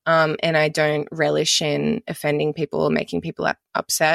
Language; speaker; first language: English; native; English